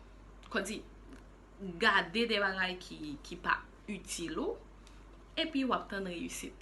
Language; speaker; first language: French; non-native, local second language; Haitian Creole